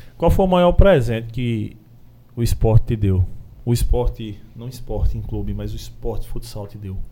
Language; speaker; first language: Portuguese; native; Portuguese